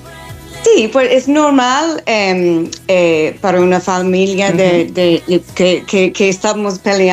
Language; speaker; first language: Spanish; non-native, fluent; English